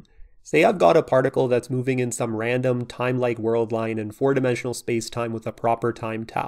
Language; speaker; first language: English; native; English